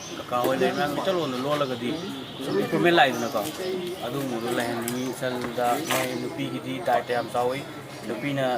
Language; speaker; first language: Manipuri; early bilingual, heritage; Manipuri